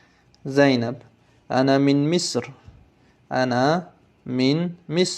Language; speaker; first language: Arabic; non-native, fluent; Tajik